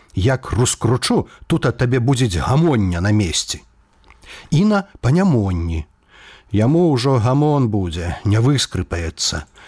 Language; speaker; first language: Belarusian; native; Belarusian